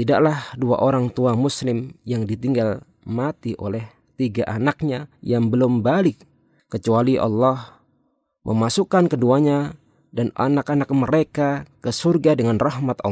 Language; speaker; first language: Indonesian; native; Indonesian